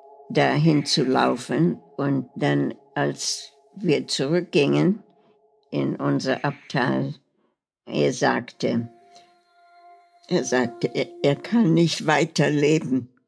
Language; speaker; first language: German; native; German